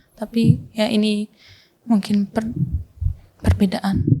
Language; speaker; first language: Indonesian; non-native, learner; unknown